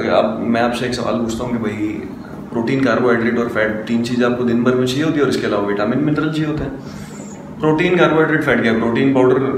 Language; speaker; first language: Hindi; native; Hindi